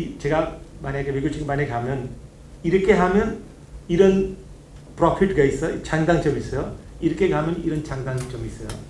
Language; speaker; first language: Korean; non-native, learner; Hindi